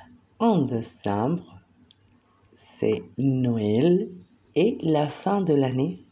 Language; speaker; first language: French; non-native, fluent; Spanish